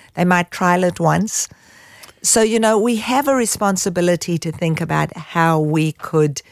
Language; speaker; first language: English; native; English